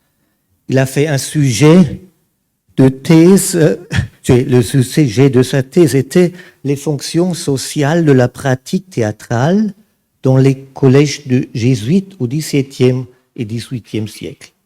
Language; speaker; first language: French; non-native, fluent; German